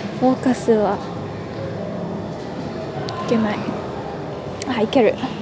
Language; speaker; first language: Japanese; non-native, learner; Dutch